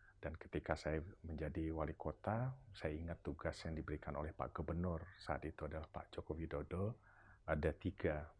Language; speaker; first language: Indonesian; native; Indonesian